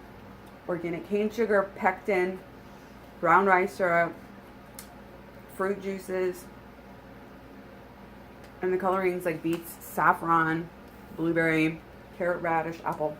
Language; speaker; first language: English; native; English